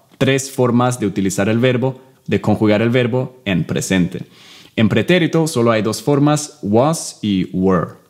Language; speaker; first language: Spanish; non-native, fluent; English